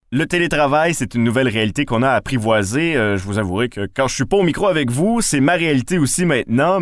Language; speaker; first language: French; native; French